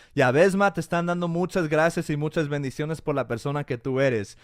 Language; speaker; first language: Spanish; early bilingual, heritage; Spanish